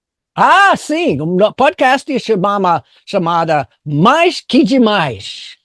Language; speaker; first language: Portuguese; non-native, fluent; English